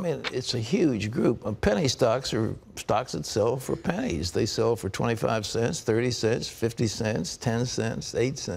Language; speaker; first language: English; native; English